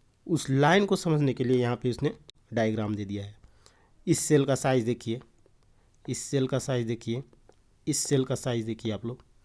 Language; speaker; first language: Hindi; native; Hindi